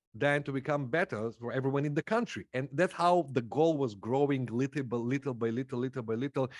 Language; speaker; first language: English; non-native, fluent; Macedonian